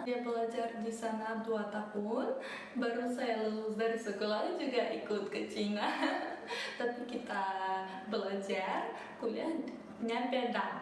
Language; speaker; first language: Indonesian; early bilingual, other home language; Russian